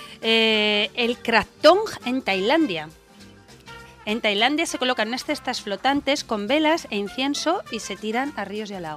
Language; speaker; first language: Spanish; native; Spanish